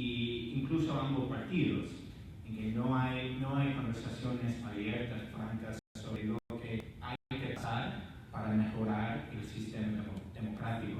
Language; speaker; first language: Spanish; non-native, fluent; English